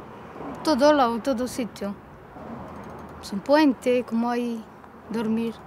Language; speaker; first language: Spanish; non-native, learner; Romanian